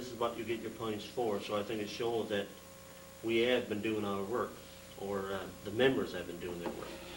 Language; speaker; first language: English; native; English